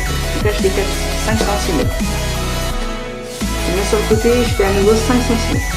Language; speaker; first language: French; native; French